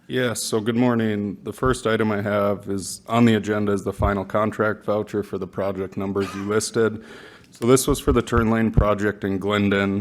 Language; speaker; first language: English; native; English